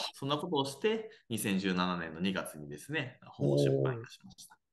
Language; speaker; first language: Japanese; native; Japanese